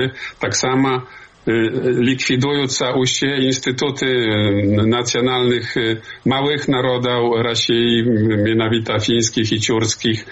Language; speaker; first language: Polish; non-native, learner; Belarusian